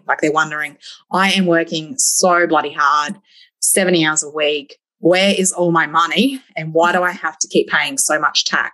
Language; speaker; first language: English; native; English